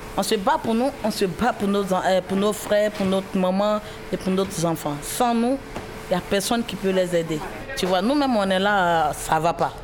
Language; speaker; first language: French; non-native, local second language; Bambara